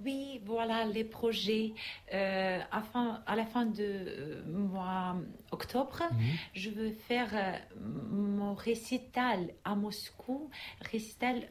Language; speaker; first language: French; non-native, learner; Russian